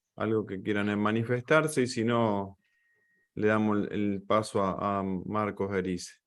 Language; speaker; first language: Spanish; native; Spanish